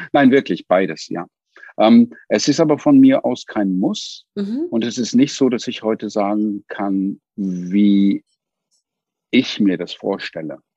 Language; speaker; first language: German; non-native, fluent; English